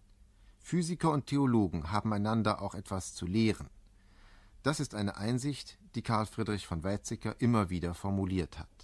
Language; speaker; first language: German; native; German